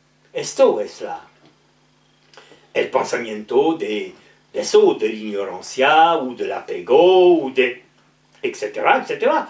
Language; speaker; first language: Spanish; non-native, learner; French